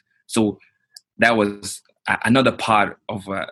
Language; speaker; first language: English; non-native, fluent; Portuguese